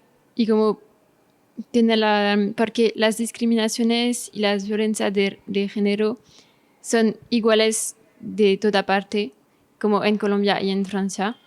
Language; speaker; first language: Spanish; non-native, fluent; French